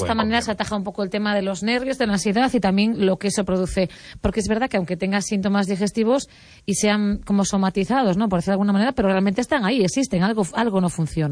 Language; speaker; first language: Spanish; native; Spanish